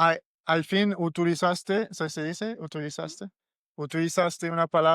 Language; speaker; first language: Spanish; non-native, learner; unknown